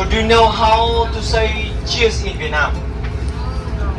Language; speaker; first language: English; non-native, fluent; Vietnamese